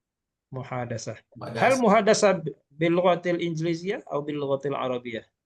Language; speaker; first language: Arabic; non-native, fluent; Malay